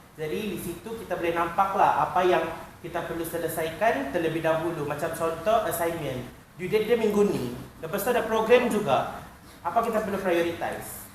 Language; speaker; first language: Malay; native; Malay